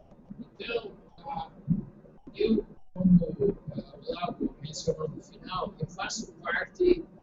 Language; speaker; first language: Portuguese; non-native, fluent; English